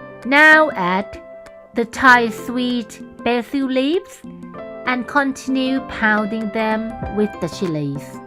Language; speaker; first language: English; non-native, fluent; Thai